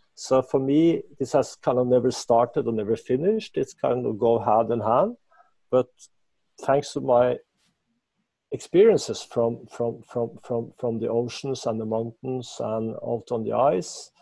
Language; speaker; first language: English; non-native, fluent; Norwegian